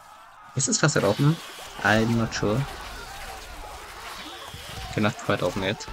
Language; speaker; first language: English; non-native, fluent; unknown